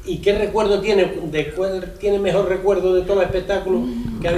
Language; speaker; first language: Spanish; native; Spanish